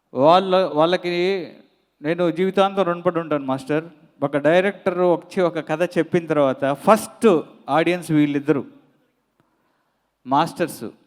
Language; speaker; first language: Telugu; native; Telugu